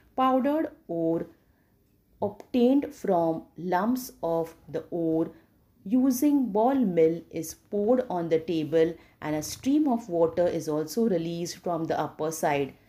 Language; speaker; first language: English; non-native, local second language; Marathi